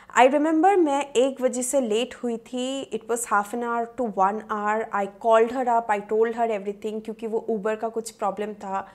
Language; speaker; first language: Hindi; non-native, local second language; Bangla